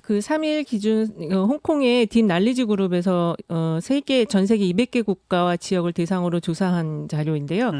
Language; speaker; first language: Korean; native; Korean